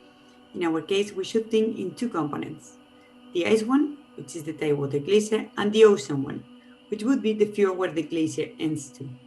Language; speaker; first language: English; non-native, fluent; Spanish